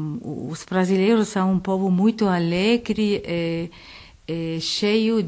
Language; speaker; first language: Portuguese; non-native, learner; Italian